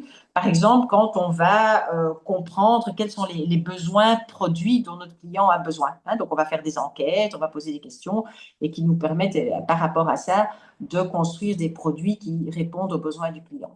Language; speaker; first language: French; native; French